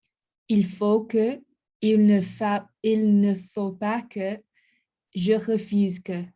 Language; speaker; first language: French; non-native, learner; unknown